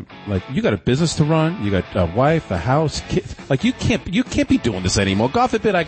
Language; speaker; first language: English; native; English